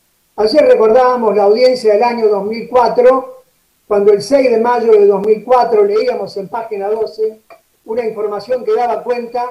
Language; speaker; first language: Spanish; native; Spanish